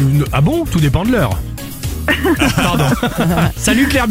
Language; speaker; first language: French; native; French